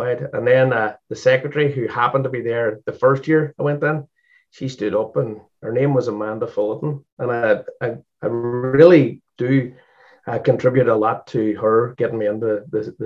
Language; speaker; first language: English; native; English